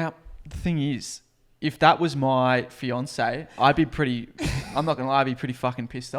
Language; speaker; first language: English; native; English